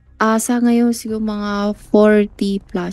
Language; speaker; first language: Filipino; non-native, learner; Chinese